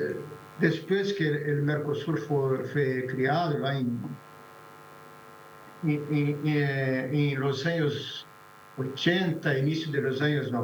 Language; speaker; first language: Spanish; non-native, fluent; Portuguese